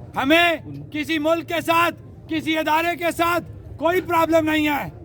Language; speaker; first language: Urdu; non-native, local second language; Punjabi